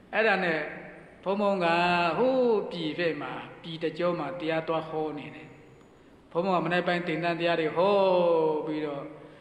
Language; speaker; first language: Burmese; non-native, local second language; Pa'o Karen